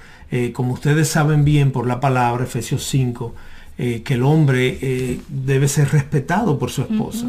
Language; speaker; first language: Spanish; native; Spanish